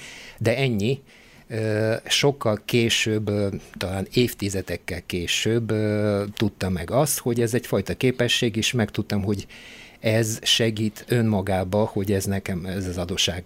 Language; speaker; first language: Hungarian; non-native, fluent; Bulgarian